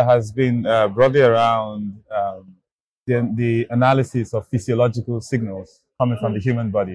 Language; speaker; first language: English; non-native, local second language; Igbo